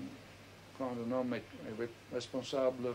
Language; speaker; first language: French; non-native, fluent; English